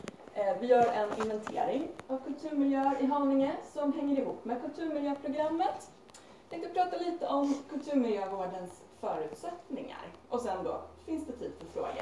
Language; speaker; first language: Swedish; native; Swedish